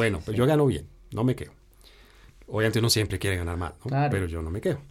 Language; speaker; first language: Spanish; native; Spanish